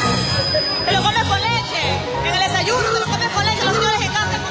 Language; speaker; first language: Spanish; native; Spanish